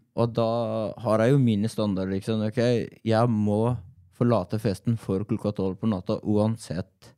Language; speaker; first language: Norwegian; non-native, fluent; Persian